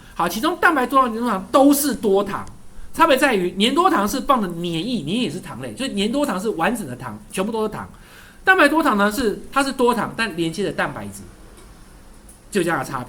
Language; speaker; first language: Chinese; native; Chinese